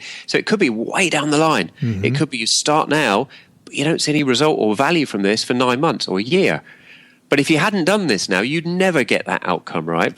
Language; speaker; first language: English; native; English